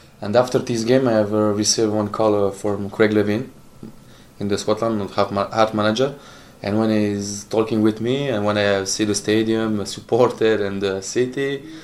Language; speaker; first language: English; non-native, learner; Italian